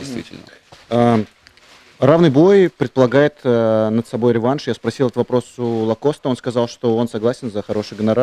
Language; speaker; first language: Russian; native; Russian